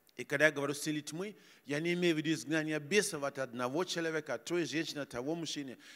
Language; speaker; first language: Russian; non-native, fluent; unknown